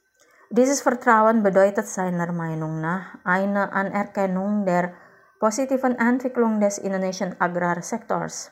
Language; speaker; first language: German; non-native, fluent; Indonesian